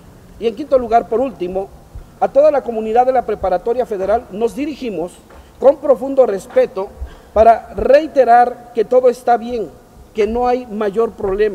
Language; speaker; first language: Spanish; native; Spanish